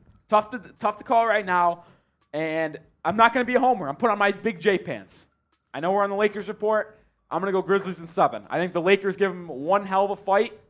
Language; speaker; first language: English; native; English